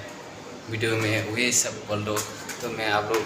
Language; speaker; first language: Hindi; non-native, local second language; Kok Borok